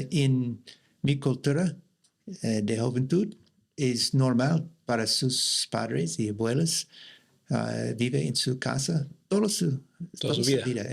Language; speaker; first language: Spanish; non-native, learner; English